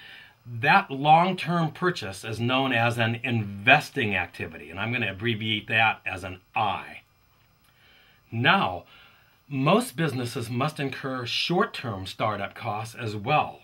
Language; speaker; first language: English; native; English